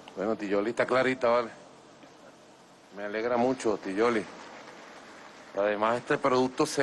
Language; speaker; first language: Spanish; native; Spanish